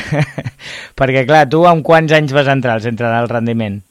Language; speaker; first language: Catalan; native; Catalan